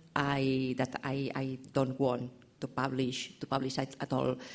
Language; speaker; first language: English; non-native, learner; Catalan